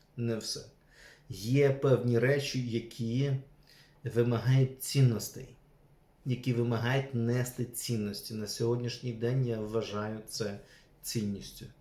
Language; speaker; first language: Ukrainian; non-native, local second language; Russian